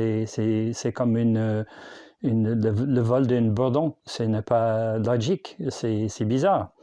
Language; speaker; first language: French; non-native, learner; English